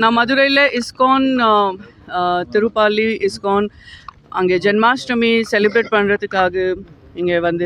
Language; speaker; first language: Tamil; non-native, local second language; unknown